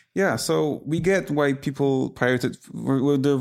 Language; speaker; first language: English; non-native, fluent; Polish